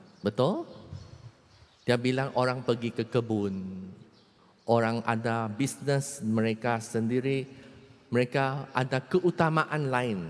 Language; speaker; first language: Malay; non-native, local second language; Chinese